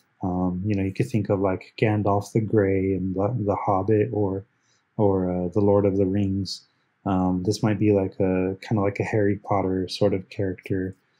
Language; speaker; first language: English; early bilingual, other home language; Spanish